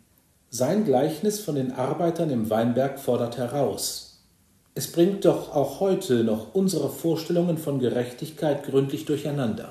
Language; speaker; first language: German; native; German